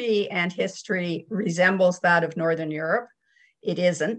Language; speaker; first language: English; native; English